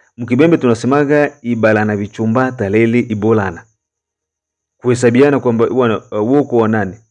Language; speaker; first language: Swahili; native; Swahili